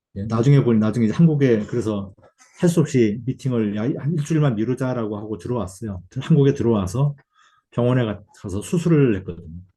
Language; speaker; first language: Korean; native; Korean